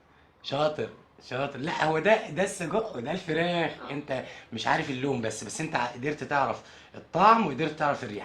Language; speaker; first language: Arabic; native; Arabic